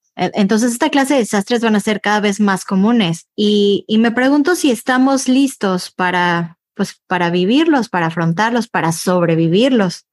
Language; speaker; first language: Spanish; native; Spanish